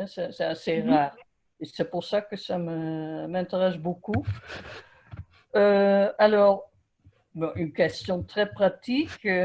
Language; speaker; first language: French; non-native, fluent; Dutch